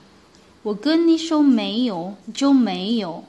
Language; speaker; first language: Chinese; non-native, learner; Filipino